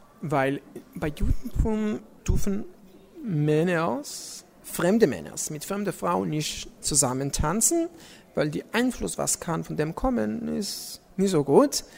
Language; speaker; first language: German; non-native, learner; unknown